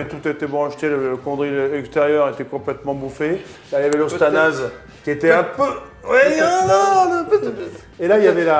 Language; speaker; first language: French; native; French